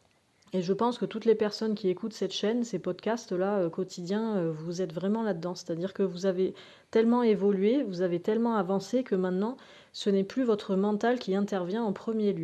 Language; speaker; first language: French; native; French